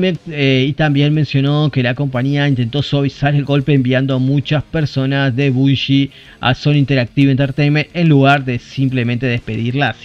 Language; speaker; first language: Spanish; native; Spanish